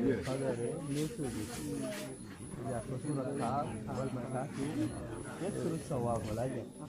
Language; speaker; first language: Arabic; non-native, fluent; Rohingya